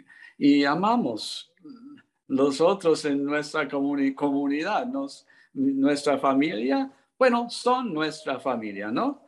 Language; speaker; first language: Spanish; non-native, learner; English